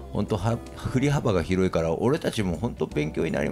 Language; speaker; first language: Japanese; native; Japanese